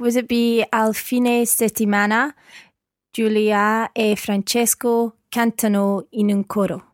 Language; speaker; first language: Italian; non-native, learner; English